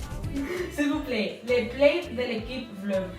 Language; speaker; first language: French; non-native, learner; Spanish